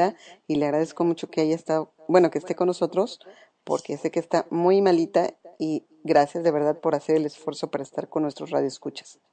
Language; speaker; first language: Spanish; native; Spanish